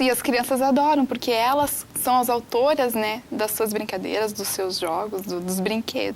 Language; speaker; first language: Portuguese; native; Portuguese